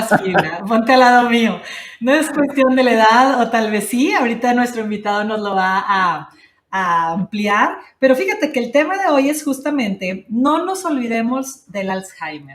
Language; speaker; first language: Spanish; native; Spanish